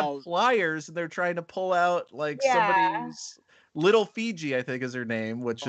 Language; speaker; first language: English; native; English